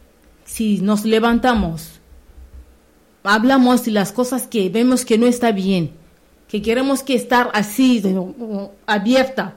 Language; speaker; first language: Spanish; non-native, learner; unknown